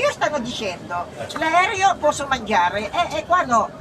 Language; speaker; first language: Italian; non-native, learner; Filipino